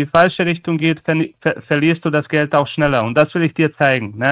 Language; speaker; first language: German; non-native, fluent; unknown